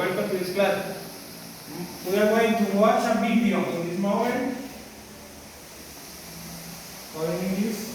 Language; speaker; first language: English; non-native, learner; Spanish